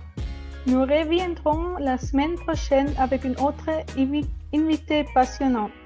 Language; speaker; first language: French; non-native, learner; Spanish